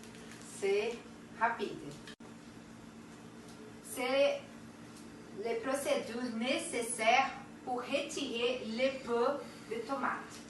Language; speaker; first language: French; non-native, learner; Portuguese